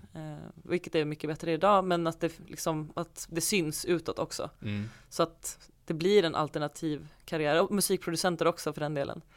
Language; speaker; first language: Swedish; native; Swedish